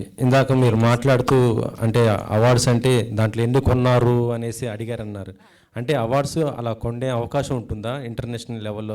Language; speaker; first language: Telugu; native; Telugu